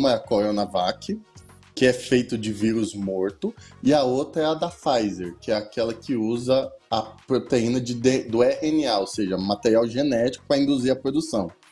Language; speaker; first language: Portuguese; native; Portuguese